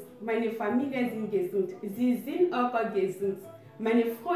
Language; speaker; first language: German; non-native, learner; French